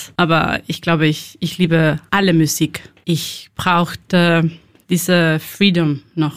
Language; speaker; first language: German; non-native, learner; Spanish